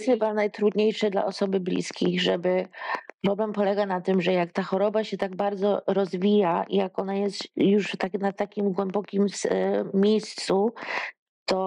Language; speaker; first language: Polish; early bilingual, heritage; Polish